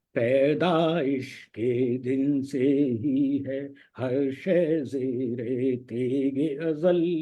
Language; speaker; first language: Hindi; native; Hindi